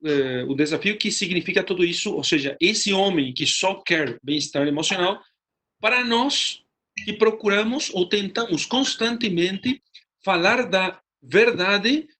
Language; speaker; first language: Portuguese; non-native, fluent; Spanish